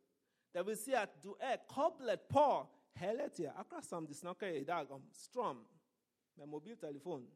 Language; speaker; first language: Norwegian; non-native, fluent; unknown